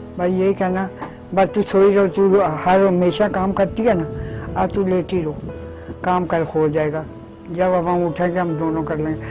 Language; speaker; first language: Hindi; early bilingual, other home language; Punjabi